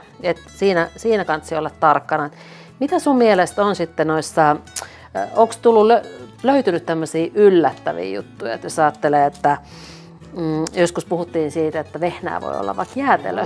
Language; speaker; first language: Finnish; native; Finnish